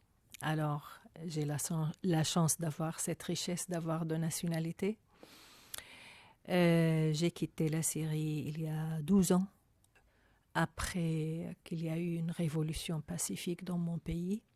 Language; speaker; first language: French; non-native, fluent; Arabic